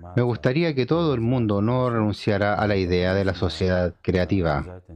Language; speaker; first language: Spanish; non-native, fluent; Chinese